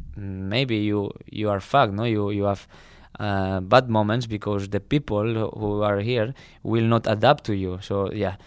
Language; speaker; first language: English; non-native, fluent; Spanish